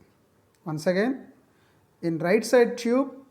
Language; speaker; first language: English; non-native, local second language; Telugu